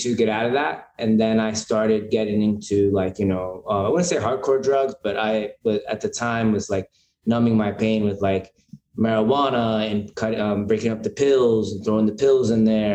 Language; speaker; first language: English; native; English